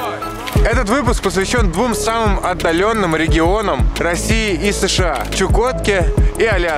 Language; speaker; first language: Russian; native; Russian